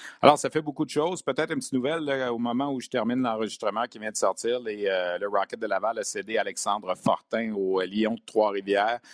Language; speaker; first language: French; native; French